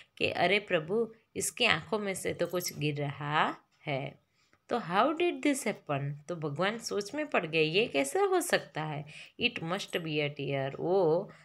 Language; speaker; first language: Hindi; non-native, local second language; Gujarati